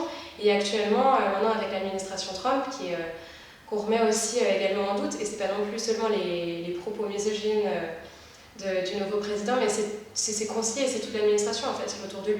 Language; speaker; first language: French; native; French